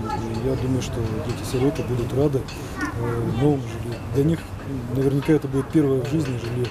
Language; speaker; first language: Russian; native; Russian